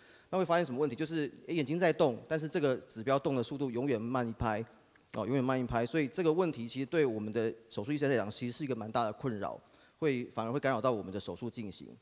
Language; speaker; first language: Chinese; native; Chinese